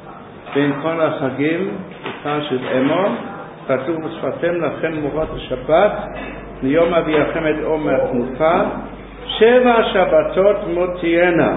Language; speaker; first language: Hebrew; non-native, fluent; English